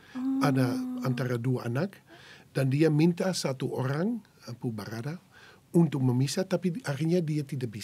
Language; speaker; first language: Indonesian; non-native, fluent; Dutch